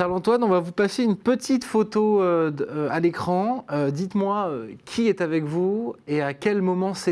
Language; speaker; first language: French; native; French